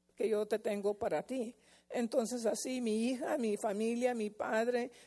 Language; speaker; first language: Spanish; early bilingual, heritage; Spanish